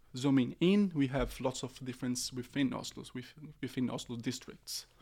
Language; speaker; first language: English; non-native, fluent; Portuguese